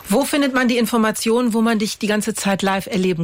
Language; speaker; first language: German; native; German